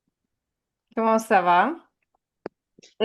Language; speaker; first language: French; non-native, fluent; Ukrainian